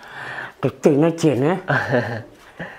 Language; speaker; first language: Vietnamese; non-native, local second language; Hmong